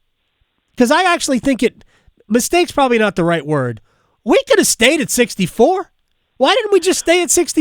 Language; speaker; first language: English; native; English